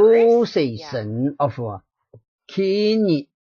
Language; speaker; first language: English; non-native, learner; Chinese